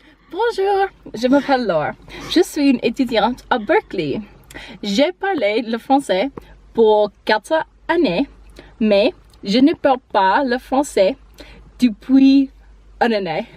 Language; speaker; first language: French; non-native, learner; English